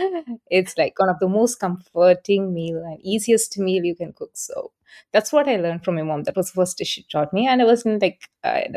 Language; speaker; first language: English; non-native, local second language; Tamil